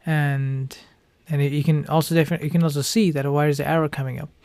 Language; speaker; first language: English; non-native, fluent; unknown